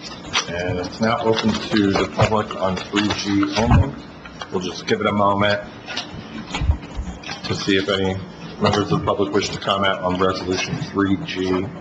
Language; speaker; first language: English; native; English